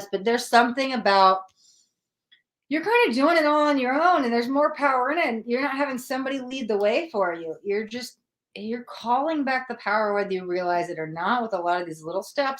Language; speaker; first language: English; native; English